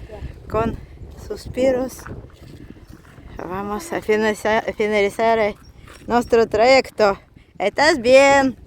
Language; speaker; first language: Spanish; non-native, fluent; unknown